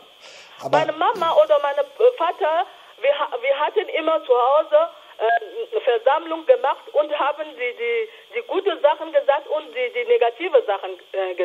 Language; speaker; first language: German; non-native, fluent; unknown